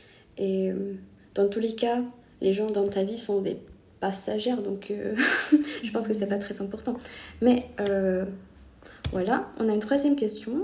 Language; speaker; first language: French; non-native, fluent; Hungarian